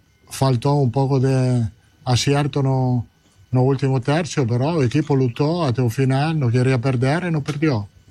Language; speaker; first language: Portuguese; non-native, learner; Italian